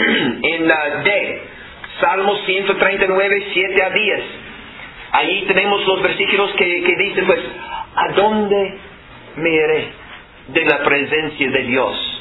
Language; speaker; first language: Spanish; non-native, fluent; English